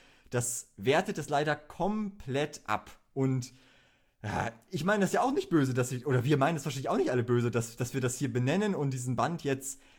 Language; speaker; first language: German; native; German